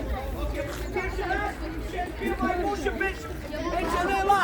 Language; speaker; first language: Polish; non-native, learner; English